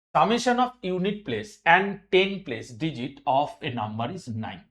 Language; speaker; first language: English; non-native, local second language; Bangla